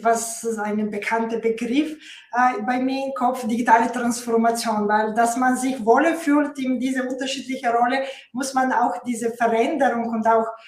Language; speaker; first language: German; non-native, fluent; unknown